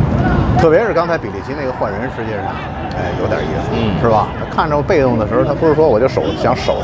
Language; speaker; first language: Chinese; native; Chinese